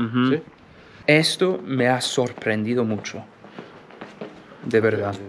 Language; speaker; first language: Spanish; non-native, fluent; English